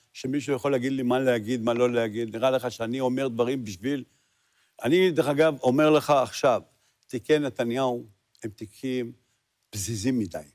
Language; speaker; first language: Hebrew; native; Hebrew